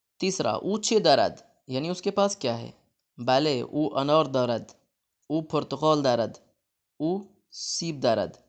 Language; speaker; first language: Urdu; native; Urdu